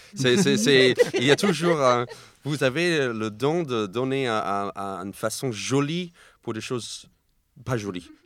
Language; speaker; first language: French; non-native, fluent; English